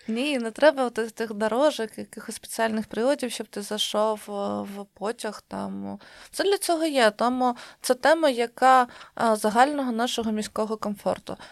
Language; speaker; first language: Ukrainian; non-native, local second language; Russian